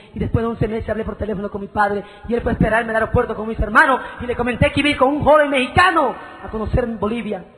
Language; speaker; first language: Spanish; native; Spanish